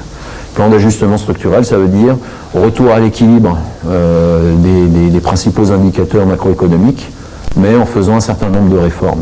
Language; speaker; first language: French; native; French